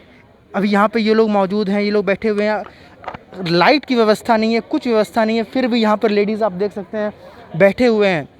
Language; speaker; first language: Hindi; native; Hindi